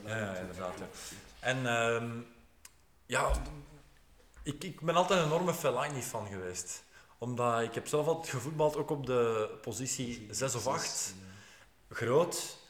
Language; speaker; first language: Dutch; native; Dutch